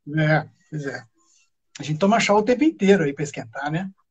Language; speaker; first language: Portuguese; native; Portuguese